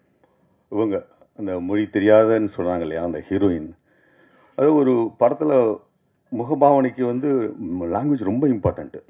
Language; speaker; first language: Tamil; native; Tamil